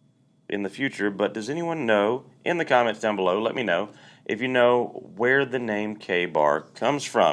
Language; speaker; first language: English; native; English